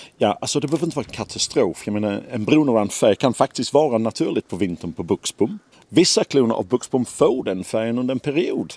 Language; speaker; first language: Swedish; non-native, fluent; English